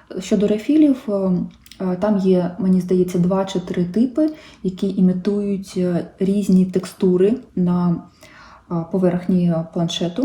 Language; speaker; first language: Ukrainian; native; Ukrainian